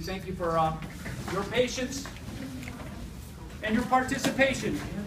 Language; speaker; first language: English; native; English